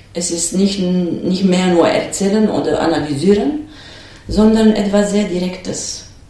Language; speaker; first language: German; non-native, fluent; Romanian